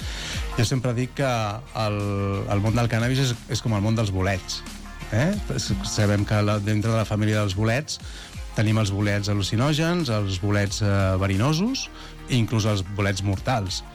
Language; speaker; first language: Catalan; native; Catalan